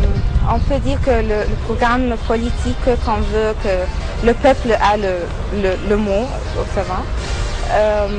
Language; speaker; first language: French; non-native, fluent; Arabic